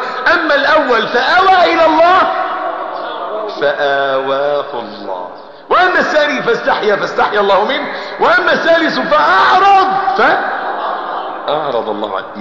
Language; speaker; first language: Arabic; native; Arabic